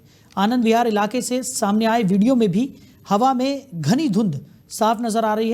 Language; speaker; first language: Hindi; native; Hindi